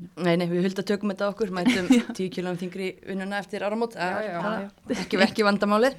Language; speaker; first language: Icelandic; native; Icelandic